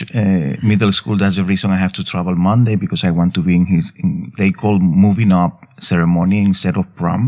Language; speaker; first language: English; non-native, fluent; Spanish